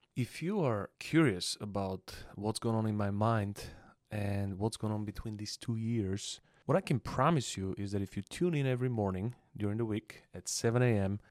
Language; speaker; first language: English; non-native, fluent; Bulgarian